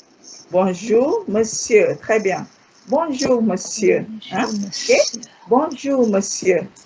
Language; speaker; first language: French; non-native, fluent; Malay